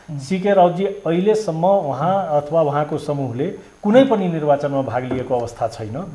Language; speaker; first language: Nepali; non-native, local second language; Maithili